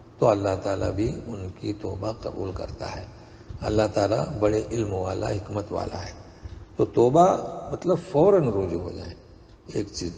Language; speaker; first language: Urdu; non-native, local second language; Konkani